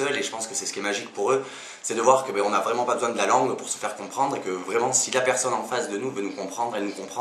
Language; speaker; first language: French; native; French